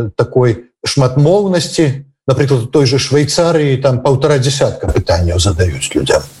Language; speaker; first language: Belarusian; native; Belarusian